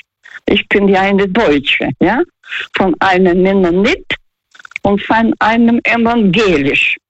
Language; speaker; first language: German; non-native, fluent; Russian